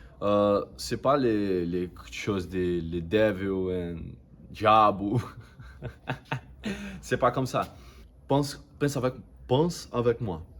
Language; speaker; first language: French; non-native, learner; Portuguese